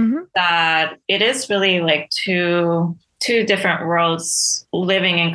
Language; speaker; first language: English; non-native, fluent; Spanish